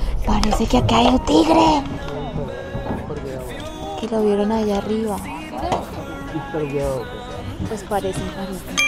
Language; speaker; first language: Spanish; native; Spanish